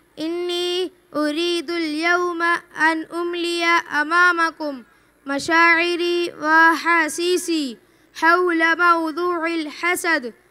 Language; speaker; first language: Arabic; non-native, learner; Urdu